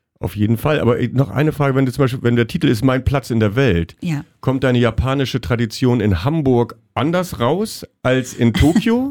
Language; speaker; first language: German; native; German